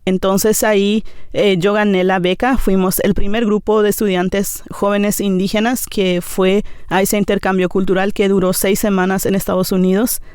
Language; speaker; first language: Spanish; non-native, local second language; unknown